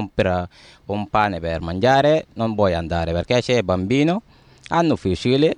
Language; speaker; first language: Italian; non-native, learner; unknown